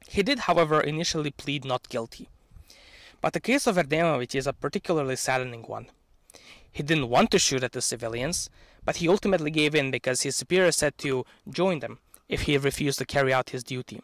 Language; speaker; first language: English; non-native, fluent; Serbian